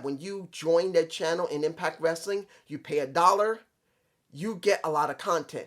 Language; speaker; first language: English; native; English